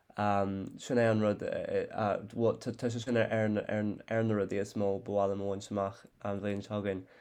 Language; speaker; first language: Irish; non-native, fluent; English